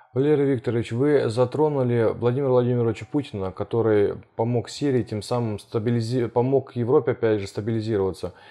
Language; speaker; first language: Russian; early bilingual, heritage; Russian